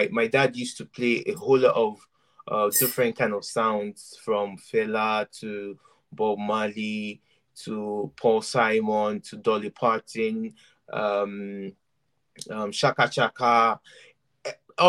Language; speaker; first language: English; non-native, local second language; Yoruba